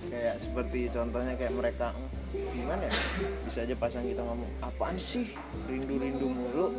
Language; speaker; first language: Indonesian; native; Indonesian